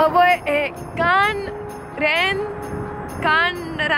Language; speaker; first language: Japanese; non-native, learner; Spanish